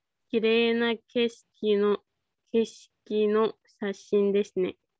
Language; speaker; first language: Japanese; non-native, learner; Indonesian